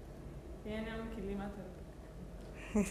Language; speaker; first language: Spanish; non-native, learner; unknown